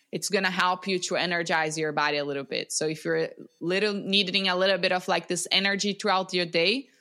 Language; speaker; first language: English; non-native, fluent; Portuguese